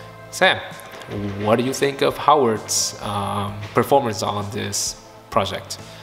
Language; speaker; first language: English; non-native, fluent; Vietnamese